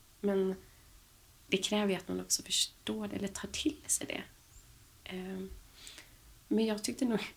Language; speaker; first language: Swedish; native; Swedish